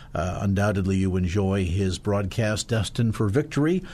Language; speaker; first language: English; native; English